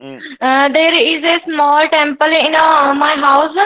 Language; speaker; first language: English; non-native, learner; Hindi